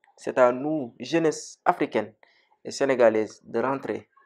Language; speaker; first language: French; non-native, local second language; Wolof